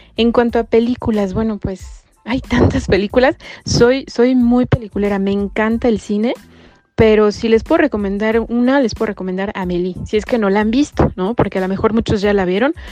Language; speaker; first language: Spanish; native; Spanish